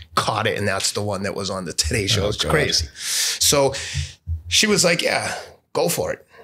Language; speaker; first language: English; native; English